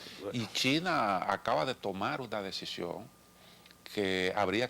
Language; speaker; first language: Spanish; native; Spanish